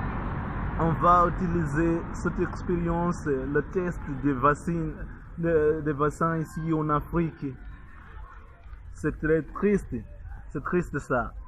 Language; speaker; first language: French; non-native, learner; Portuguese